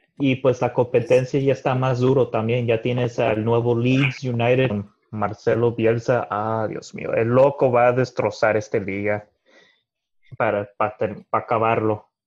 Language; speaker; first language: Spanish; early bilingual, heritage; Spanish